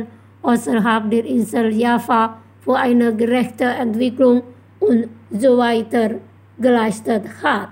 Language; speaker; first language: German; non-native, fluent; Indonesian